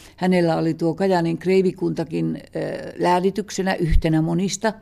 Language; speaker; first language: Finnish; native; Finnish